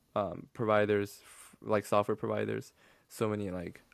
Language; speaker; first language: English; non-native, fluent; Chinese